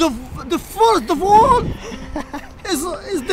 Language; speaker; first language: English; non-native, learner; Arabic